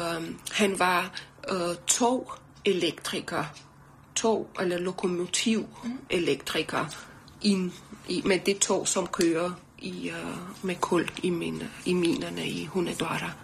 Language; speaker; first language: Danish; non-native, learner; Romanian